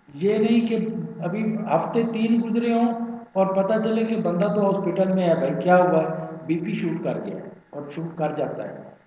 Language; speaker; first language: Urdu; non-native, local second language; Punjabi